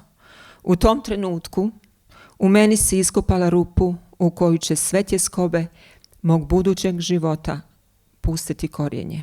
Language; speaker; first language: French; non-native, fluent; Bosnian